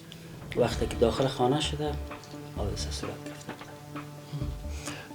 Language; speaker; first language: Persian; native; Persian